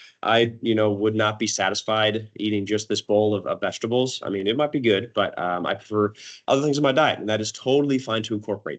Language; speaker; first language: English; native; English